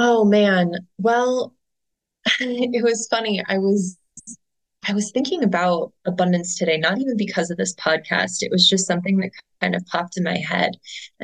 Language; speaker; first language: English; native; English